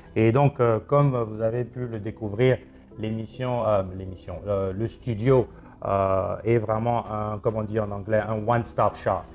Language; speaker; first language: French; non-native, local second language; Lingala